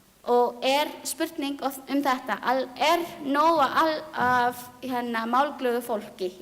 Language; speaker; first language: Icelandic; non-native, learner; Filipino